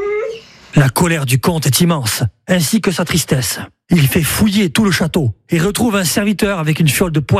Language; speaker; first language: French; native; French